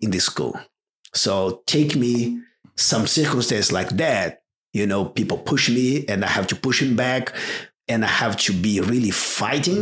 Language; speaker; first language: English; non-native, fluent; Portuguese